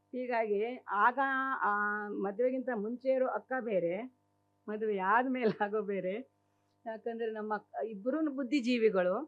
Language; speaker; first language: Kannada; native; Kannada